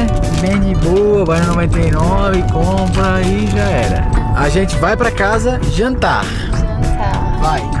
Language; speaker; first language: Portuguese; native; Portuguese